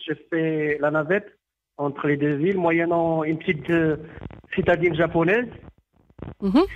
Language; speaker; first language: French; non-native, local second language; Arabic